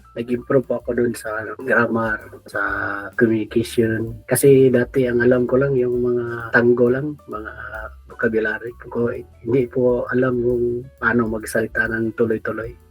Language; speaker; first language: Filipino; non-native, local second language; Cebuano